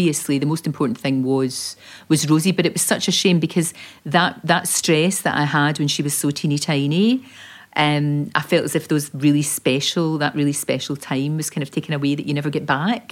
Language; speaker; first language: English; native; English